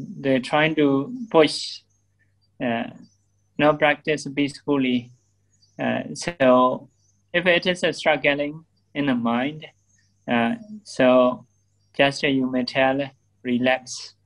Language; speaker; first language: English; non-native, learner; Burmese